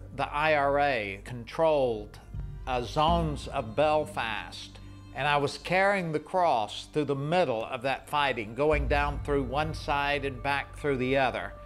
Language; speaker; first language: English; native; English